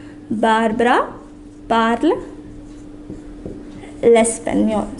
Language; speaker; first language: French; non-native, fluent; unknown